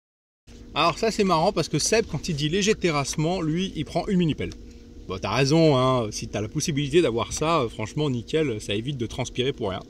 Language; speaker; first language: French; native; French